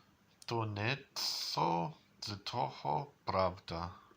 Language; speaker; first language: Czech; non-native, learner; English